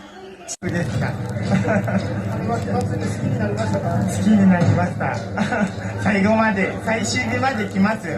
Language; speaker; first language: Japanese; non-native, fluent; Indonesian